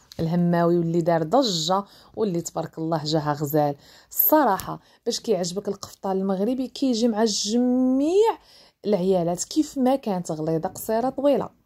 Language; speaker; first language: Arabic; native; Arabic